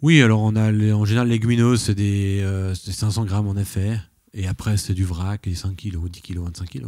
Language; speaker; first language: French; native; French